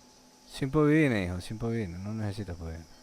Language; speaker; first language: Spanish; native; Spanish